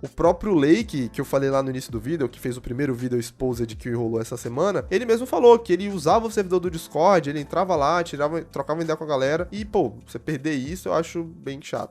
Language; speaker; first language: Portuguese; native; Portuguese